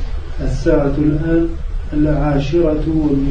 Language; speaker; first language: Arabic; non-native, learner; French